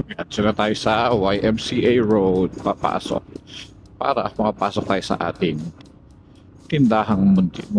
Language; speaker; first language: Filipino; native; Filipino